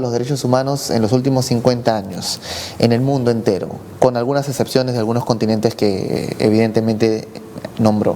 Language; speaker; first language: Spanish; native; Spanish